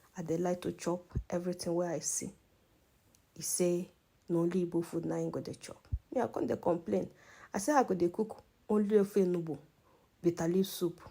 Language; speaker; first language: Nigerian Pidgin; non-native, local second language; Igbo